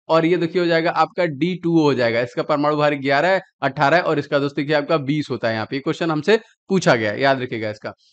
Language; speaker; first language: Hindi; native; Hindi